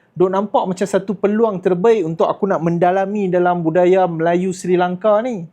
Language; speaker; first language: Malay; native; Malay